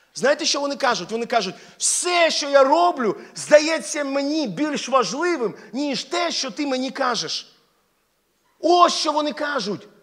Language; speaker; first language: Ukrainian; non-native, local second language; Russian